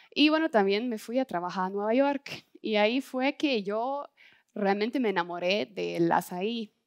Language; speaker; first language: Spanish; non-native, fluent; German